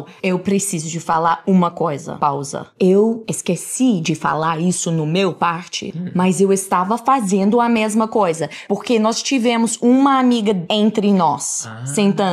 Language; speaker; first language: Portuguese; non-native, fluent; English